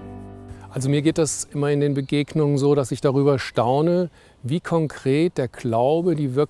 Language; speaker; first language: German; native; German